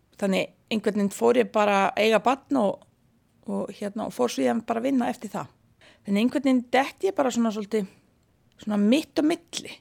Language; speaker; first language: Icelandic; non-native, fluent; Bosnian